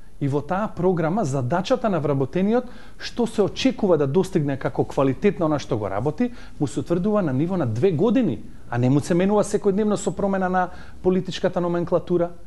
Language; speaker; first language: Macedonian; native; Macedonian